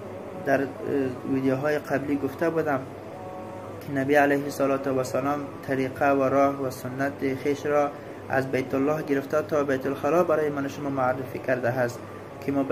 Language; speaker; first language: Persian; native; Persian